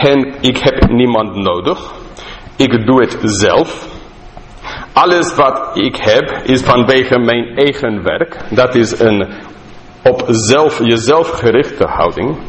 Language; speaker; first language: Dutch; non-native, fluent; English